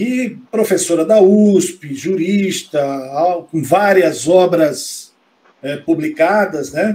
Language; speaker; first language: Portuguese; native; Portuguese